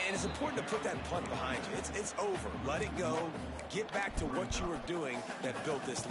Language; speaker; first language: English; native; English